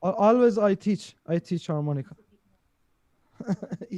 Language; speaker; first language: English; non-native, learner; Persian